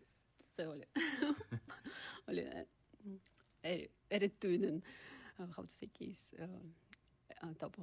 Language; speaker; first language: Finnish; non-native, learner; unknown